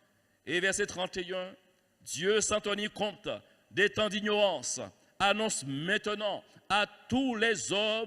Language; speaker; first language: French; native; French